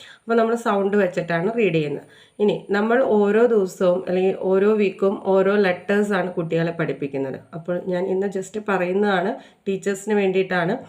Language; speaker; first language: Malayalam; native; Malayalam